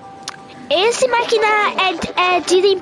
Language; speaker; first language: Portuguese; early bilingual, heritage; Portuguese